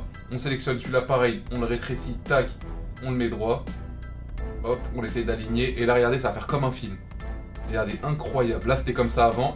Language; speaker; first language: French; native; French